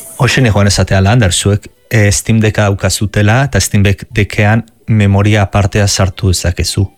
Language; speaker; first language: Basque; native; Basque